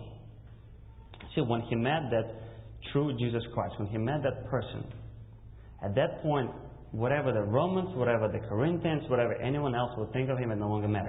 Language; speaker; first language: English; non-native, fluent; Russian